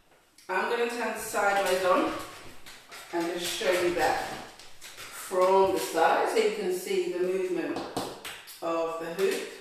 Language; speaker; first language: English; native; English